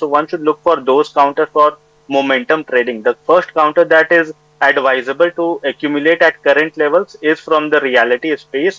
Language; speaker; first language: English; non-native, local second language; Hindi